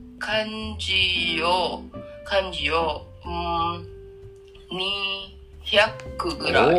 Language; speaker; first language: Japanese; non-native, learner; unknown